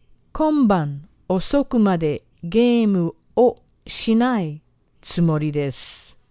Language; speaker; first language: Japanese; non-native, fluent; English